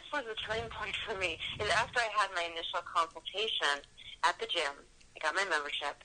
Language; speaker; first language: English; native; English